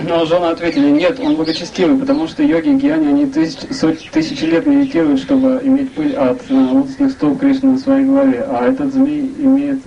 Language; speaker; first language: Russian; native; Russian